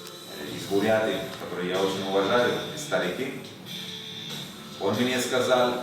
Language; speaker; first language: Russian; non-native, learner; Spanish